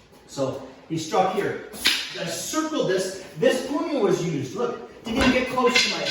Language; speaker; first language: English; native; English